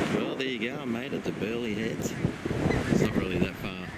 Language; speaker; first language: English; native; English